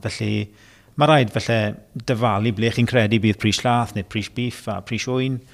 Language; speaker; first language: Welsh; native; Welsh